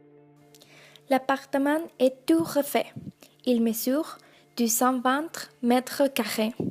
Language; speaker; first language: French; non-native, learner; Spanish